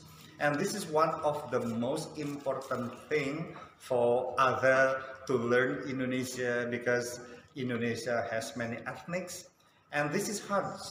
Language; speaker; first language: English; non-native, fluent; Sundanese